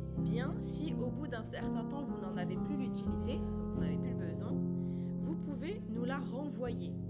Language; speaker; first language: French; native; French